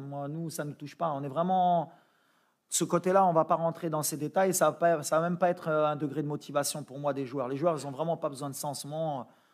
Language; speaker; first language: French; early bilingual, other home language; Arabic